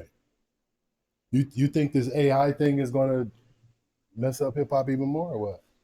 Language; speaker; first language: English; native; English